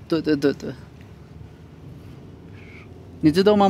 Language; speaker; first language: Chinese; non-native, learner; Bangla